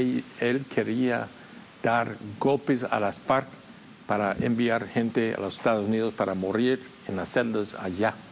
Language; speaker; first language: Spanish; non-native, fluent; English